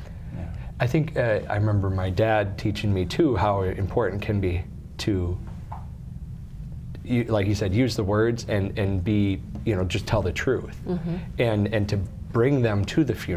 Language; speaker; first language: English; native; English